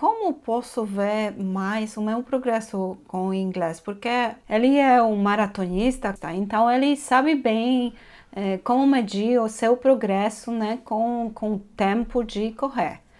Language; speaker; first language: Portuguese; non-native, fluent; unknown